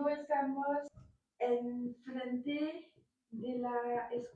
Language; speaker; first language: Spanish; non-native, learner; French